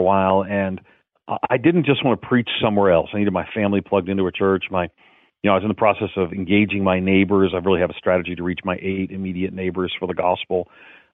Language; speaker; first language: English; native; English